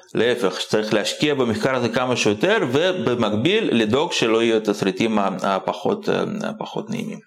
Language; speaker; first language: Hebrew; non-native, fluent; Russian